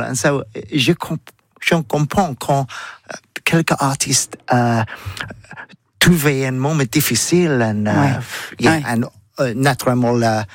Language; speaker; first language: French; non-native, learner; English